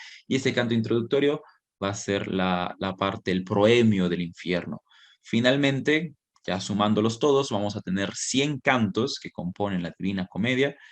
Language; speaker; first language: Spanish; native; Spanish